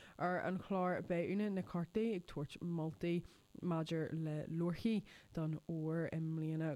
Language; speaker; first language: Irish; non-native, local second language; English